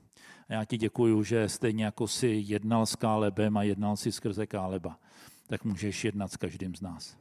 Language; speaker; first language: Czech; native; Czech